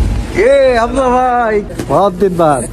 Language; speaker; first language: Hindi; non-native, learner; Bangla